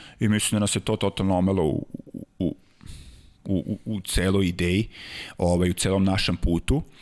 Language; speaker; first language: Serbian; native; Serbian